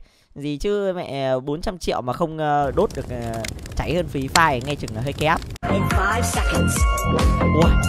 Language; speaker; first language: Vietnamese; native; Vietnamese